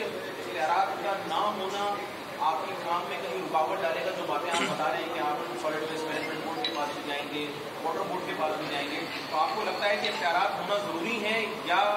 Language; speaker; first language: Urdu; native; Urdu